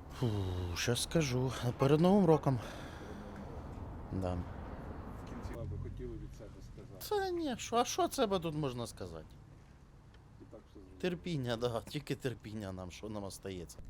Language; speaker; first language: Ukrainian; non-native, local second language; Russian